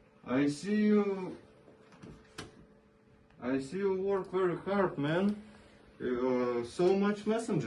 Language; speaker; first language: English; non-native, learner; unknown